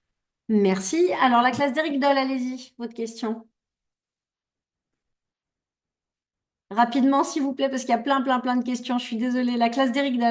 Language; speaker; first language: French; native; French